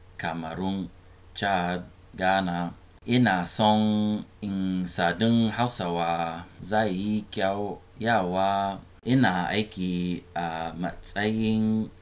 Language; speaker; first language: Hausa; non-native, learner; English